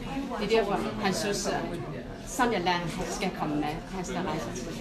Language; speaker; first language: Danish; non-native, fluent; Chinese